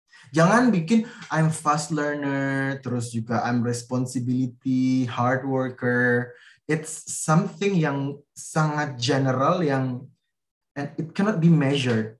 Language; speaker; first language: English; non-native, fluent; Indonesian